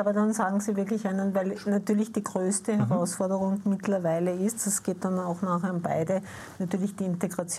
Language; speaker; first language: German; native; German